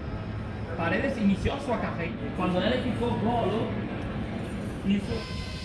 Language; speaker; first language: Portuguese; non-native, learner; Spanish